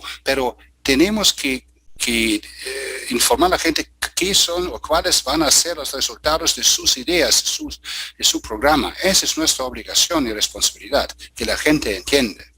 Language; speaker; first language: Spanish; non-native, fluent; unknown